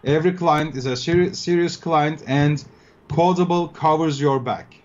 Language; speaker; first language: English; non-native, fluent; Turkish